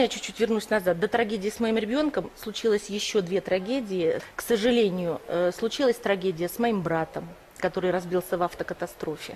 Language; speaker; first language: Russian; native; Russian